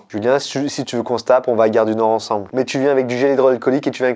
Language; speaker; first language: French; native; French